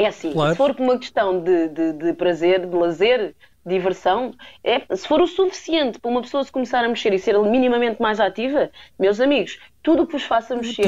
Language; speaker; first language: Portuguese; native; Portuguese